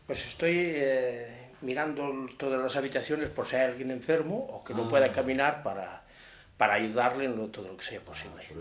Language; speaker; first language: Spanish; native; Spanish